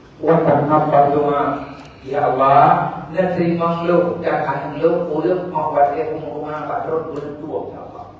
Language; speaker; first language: Malay; non-native, local second language; Achinese